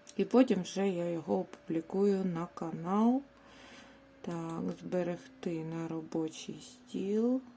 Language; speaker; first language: Ukrainian; native; Ukrainian